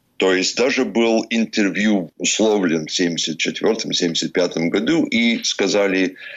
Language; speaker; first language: Russian; early bilingual, heritage; Russian